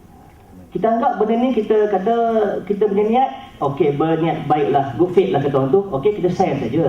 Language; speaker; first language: Malay; native; Malay